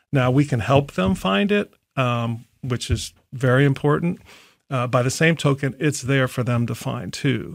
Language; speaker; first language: English; native; English